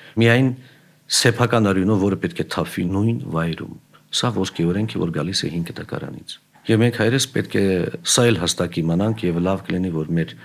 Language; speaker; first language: Armenian; native; Armenian